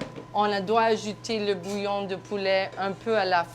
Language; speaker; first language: French; non-native, local second language; English